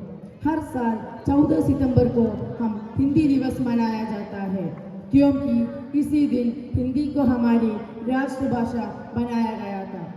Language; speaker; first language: Hindi; non-native, local second language; Malayalam